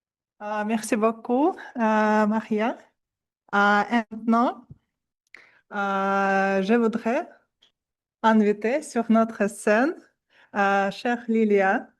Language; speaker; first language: French; non-native, learner; Russian